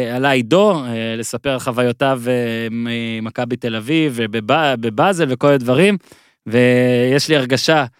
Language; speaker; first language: Hebrew; native; Hebrew